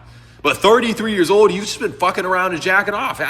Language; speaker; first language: English; native; English